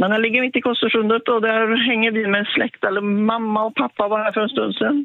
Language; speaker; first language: Swedish; native; Swedish